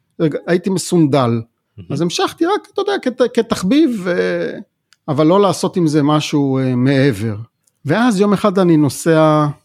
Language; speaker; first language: Hebrew; native; Hebrew